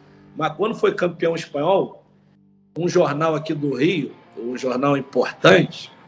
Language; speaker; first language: Portuguese; native; Portuguese